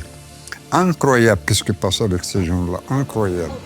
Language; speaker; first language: French; non-native, fluent; Arabic